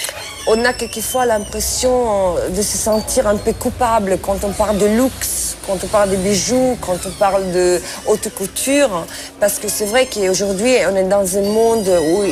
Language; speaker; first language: French; non-native, fluent; Italian